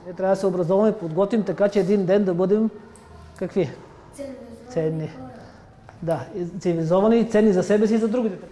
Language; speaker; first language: Bulgarian; native; Bulgarian